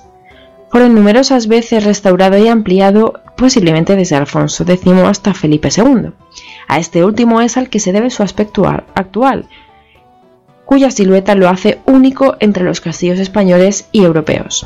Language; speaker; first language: Spanish; native; Spanish